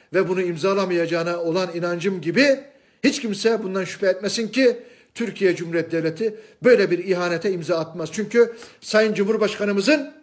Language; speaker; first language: Turkish; non-native, fluent; Chinese